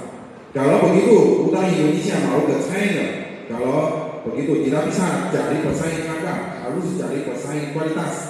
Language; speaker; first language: Indonesian; non-native, learner; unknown